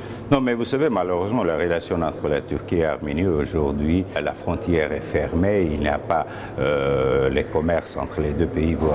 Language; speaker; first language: French; non-native, fluent; Armenian